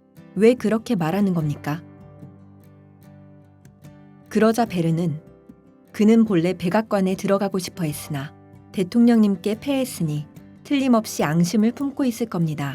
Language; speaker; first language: Korean; native; Korean